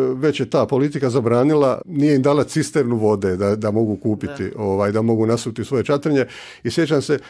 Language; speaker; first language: Croatian; native; Croatian